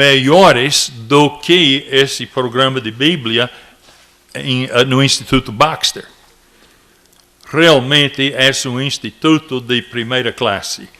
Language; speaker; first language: Portuguese; non-native, fluent; English